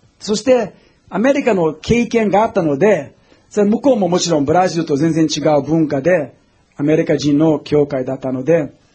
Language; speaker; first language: Japanese; non-native, fluent; English